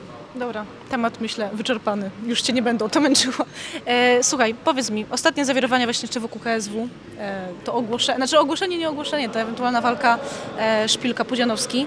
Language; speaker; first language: Polish; native; Polish